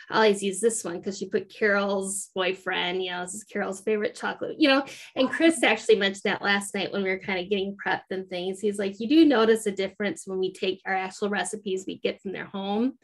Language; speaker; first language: English; native; English